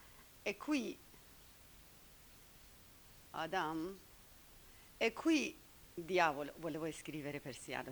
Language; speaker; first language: Italian; non-native, learner; Persian